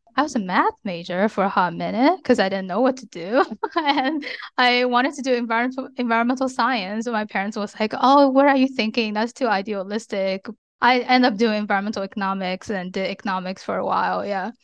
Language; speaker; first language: English; non-native, fluent; Chinese